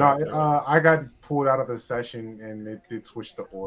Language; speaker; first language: English; native; English